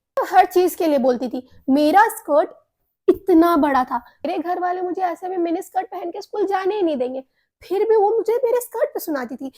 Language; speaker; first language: Hindi; native; Hindi